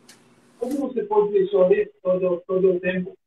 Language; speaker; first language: Portuguese; non-native, learner; Greek